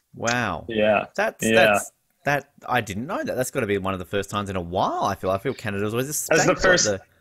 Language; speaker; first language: English; native; English